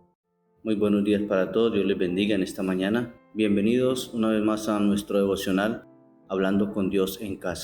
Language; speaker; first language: Spanish; native; Spanish